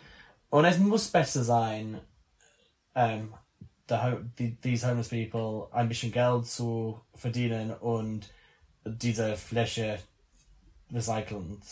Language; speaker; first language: German; non-native, learner; English